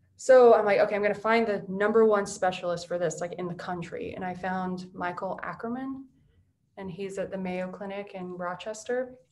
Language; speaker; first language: English; native; English